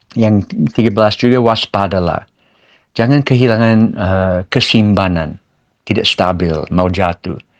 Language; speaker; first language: Malay; non-native, fluent; English